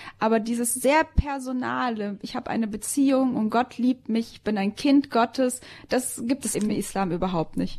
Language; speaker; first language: German; early bilingual, other home language; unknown